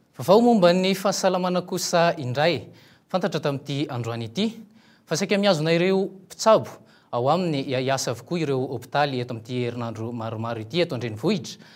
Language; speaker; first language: Malagasy; native; Malagasy